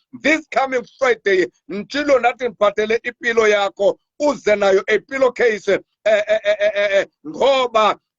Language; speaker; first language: Zulu; non-native, local second language; Xhosa